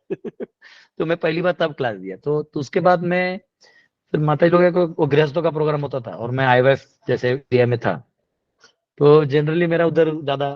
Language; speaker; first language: Hindi; non-native, local second language; Marathi